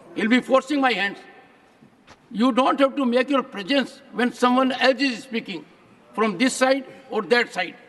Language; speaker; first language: English; non-native, local second language; Hindi